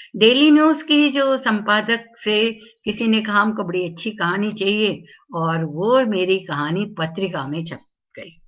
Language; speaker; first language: Hindi; non-native, local second language; Tamil